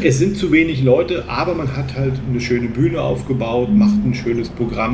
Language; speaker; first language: German; native; German